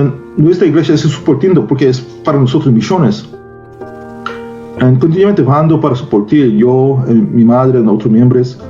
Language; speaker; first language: Spanish; non-native, learner; Korean